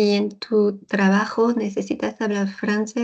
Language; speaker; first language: Spanish; non-native, learner; French